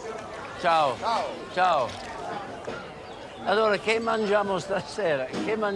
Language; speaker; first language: Italian; non-native, learner; English